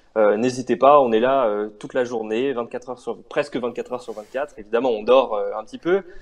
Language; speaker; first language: French; native; French